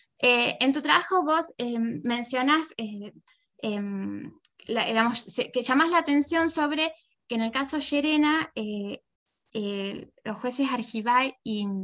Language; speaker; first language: Spanish; native; Spanish